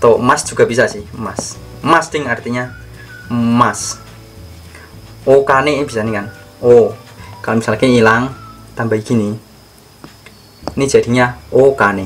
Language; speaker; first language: Indonesian; native; Indonesian